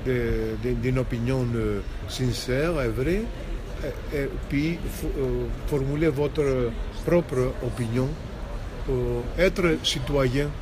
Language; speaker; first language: French; non-native, fluent; Greek